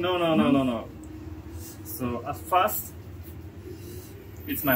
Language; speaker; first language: English; non-native, learner; Japanese